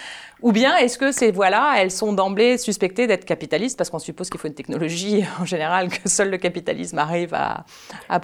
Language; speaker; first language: French; native; French